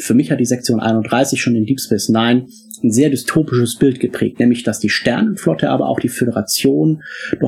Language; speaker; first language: German; native; German